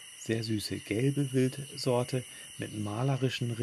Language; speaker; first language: German; native; German